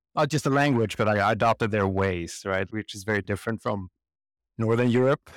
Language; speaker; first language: English; non-native, fluent; Swedish